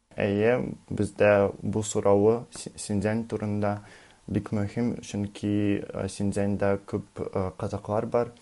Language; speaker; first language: Tatar; non-native, learner; Russian